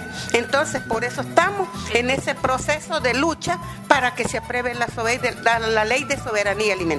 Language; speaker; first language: Spanish; native; Spanish